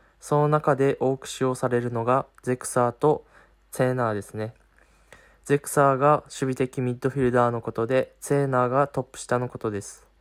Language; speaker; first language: Japanese; native; Japanese